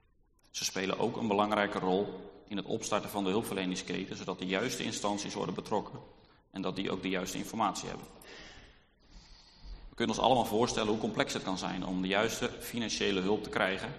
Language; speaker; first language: Dutch; native; Dutch